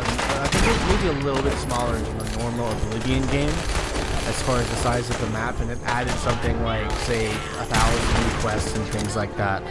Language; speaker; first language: English; native; English